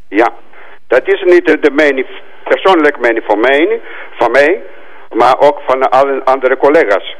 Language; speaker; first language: Dutch; non-native, fluent; Greek